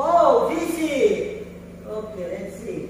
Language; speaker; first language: English; non-native, fluent; Indonesian